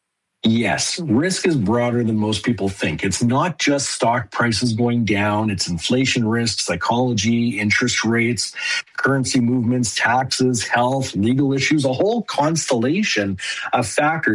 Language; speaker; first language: English; native; English